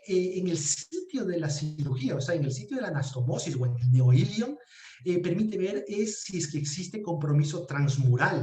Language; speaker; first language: Spanish; native; Spanish